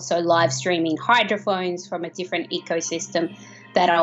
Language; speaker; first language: English; native; English